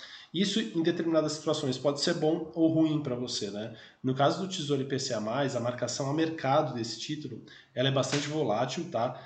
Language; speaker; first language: Portuguese; native; Portuguese